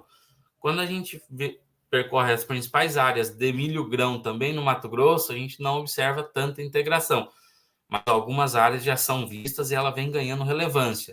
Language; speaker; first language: Portuguese; native; Portuguese